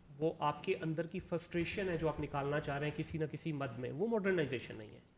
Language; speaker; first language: Urdu; native; Urdu